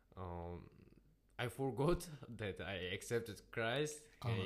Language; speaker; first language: English; non-native, learner; Russian